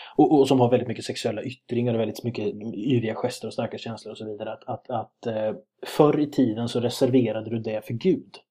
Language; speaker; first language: Swedish; native; Swedish